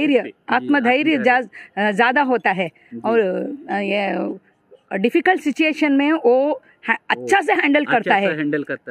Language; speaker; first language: Hindi; non-native, local second language; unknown